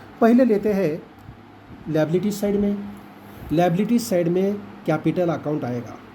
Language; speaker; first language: Hindi; non-native, local second language; Marathi